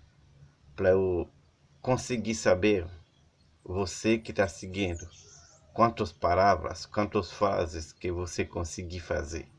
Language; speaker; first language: Portuguese; non-native, learner; Haitian Creole